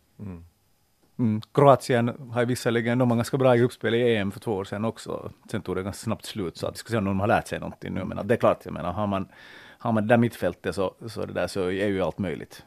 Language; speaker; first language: Swedish; native; Swedish